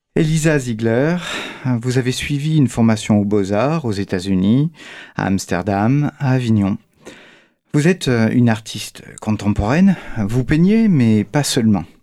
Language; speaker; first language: French; native; French